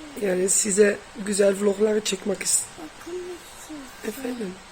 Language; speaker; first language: Turkish; non-native, fluent; Dutch